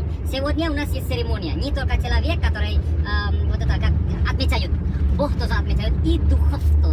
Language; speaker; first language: Russian; non-native, learner; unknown